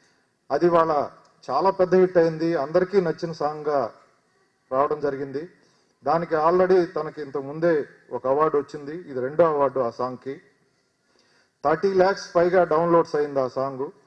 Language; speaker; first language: Telugu; native; Telugu